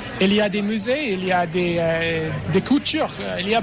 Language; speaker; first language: French; non-native, learner; English